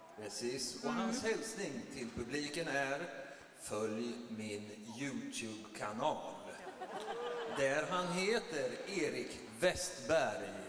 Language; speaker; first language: Swedish; native; Swedish